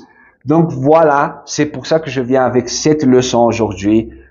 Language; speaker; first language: French; non-native, fluent; Spanish